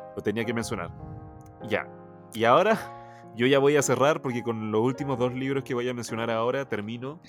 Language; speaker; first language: Spanish; early bilingual, other home language; Chinese